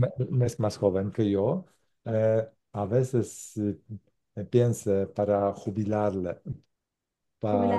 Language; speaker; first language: Spanish; non-native, learner; Polish